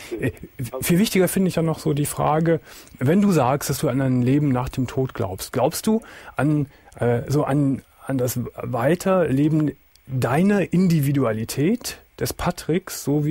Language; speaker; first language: German; native; German